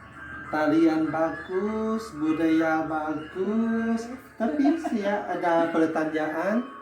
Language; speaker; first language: Indonesian; non-native, learner; Thai